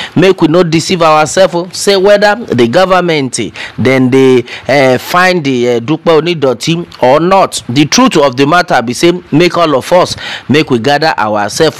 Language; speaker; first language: Nigerian Pidgin; non-native, local second language; Yoruba